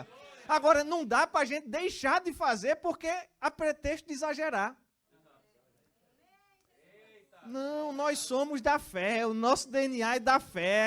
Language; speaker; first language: Portuguese; native; Portuguese